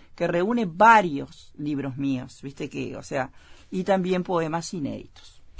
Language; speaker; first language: Spanish; native; Spanish